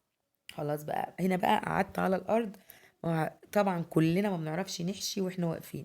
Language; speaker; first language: Arabic; native; Arabic